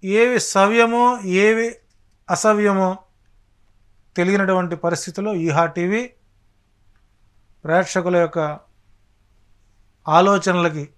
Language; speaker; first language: Telugu; native; Telugu